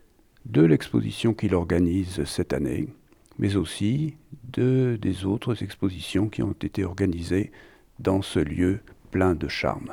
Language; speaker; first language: French; native; French